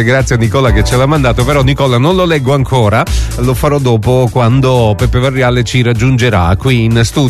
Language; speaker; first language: Italian; native; Italian